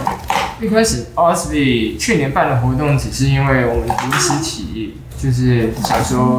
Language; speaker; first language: Chinese; native; Chinese